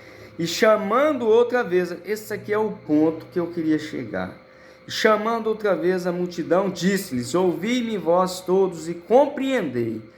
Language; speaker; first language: Portuguese; native; Portuguese